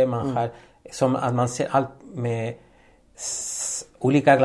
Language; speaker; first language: Swedish; non-native, fluent; Spanish